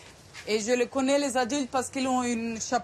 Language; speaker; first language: French; non-native, fluent; German